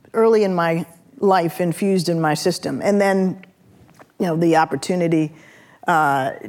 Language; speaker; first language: English; native; English